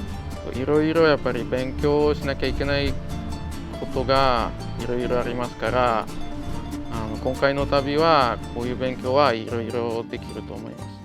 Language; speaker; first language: Japanese; non-native, fluent; Polish